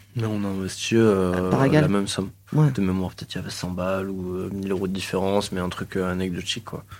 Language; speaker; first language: French; native; French